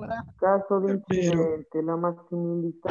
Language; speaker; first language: Italian; non-native, fluent; Spanish